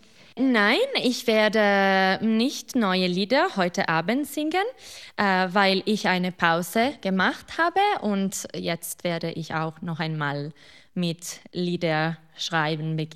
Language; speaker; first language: German; non-native, fluent; Italian